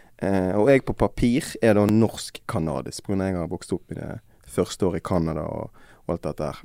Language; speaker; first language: Norwegian; native; Norwegian